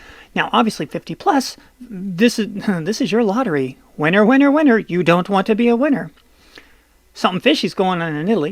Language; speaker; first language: English; native; English